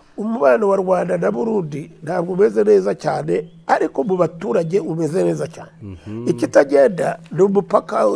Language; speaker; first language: Kinyarwanda; early bilingual, heritage; Kinyarwanda